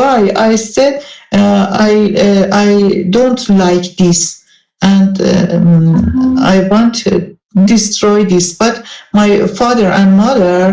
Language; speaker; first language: English; non-native, learner; Persian